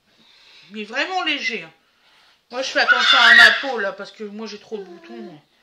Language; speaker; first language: French; native; French